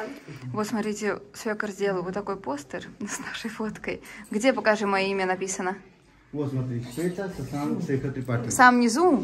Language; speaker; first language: Russian; native; Russian